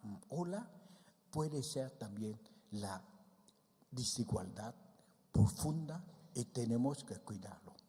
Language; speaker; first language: Spanish; non-native, fluent; Vietnamese